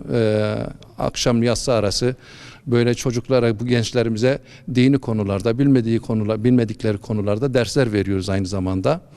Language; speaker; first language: Turkish; native; Turkish